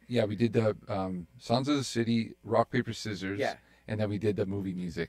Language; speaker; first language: English; native; English